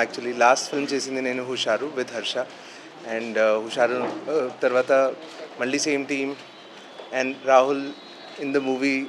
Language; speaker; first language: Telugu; non-native, learner; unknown